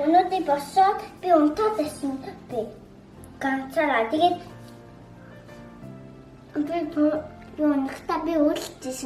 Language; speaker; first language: Mongolian; early bilingual, heritage; Mongolian